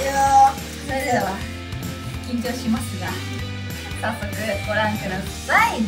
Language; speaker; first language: Japanese; native; Japanese